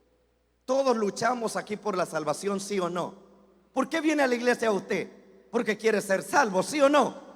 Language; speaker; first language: Spanish; native; Spanish